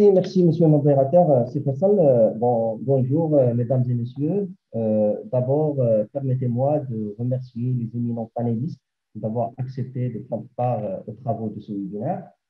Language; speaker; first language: French; non-native, local second language; Arabic